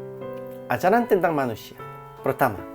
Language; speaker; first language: Indonesian; non-native, fluent; Korean